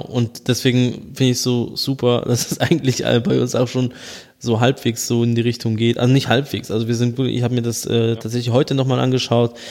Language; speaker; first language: German; native; German